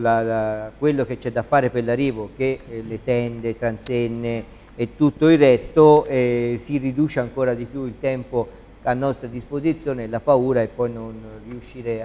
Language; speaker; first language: Italian; native; Italian